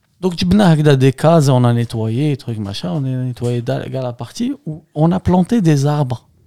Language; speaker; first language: French; non-native, local second language; Arabic